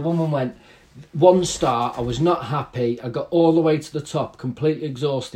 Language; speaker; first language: English; native; English